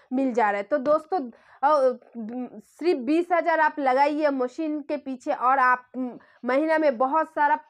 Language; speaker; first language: Hindi; non-native, local second language; Bangla